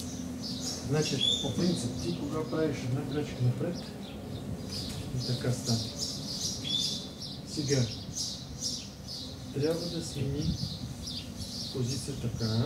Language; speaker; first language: Bulgarian; non-native, learner; Russian